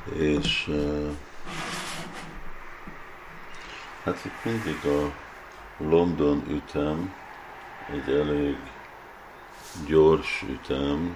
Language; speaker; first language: Hungarian; early bilingual, heritage; Hungarian